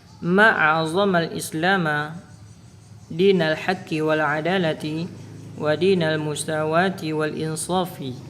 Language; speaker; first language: Arabic; non-native, fluent; Indonesian